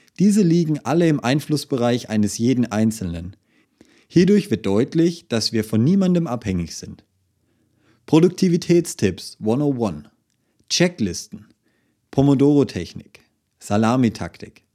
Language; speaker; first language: German; native; German